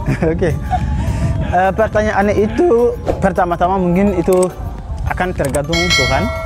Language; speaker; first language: Indonesian; non-native, fluent; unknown